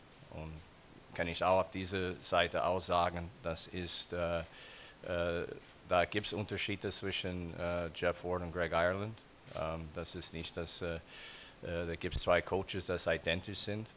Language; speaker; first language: German; non-native, fluent; English